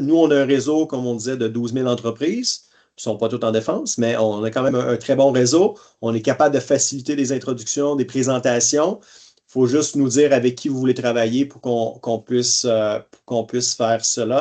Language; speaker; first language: French; native; French